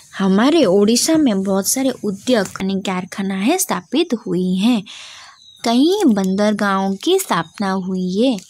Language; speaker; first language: Hindi; non-native, local second language; Odia